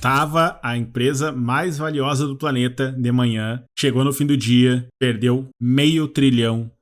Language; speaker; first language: Portuguese; native; Portuguese